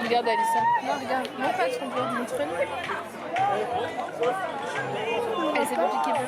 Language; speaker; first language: French; native; French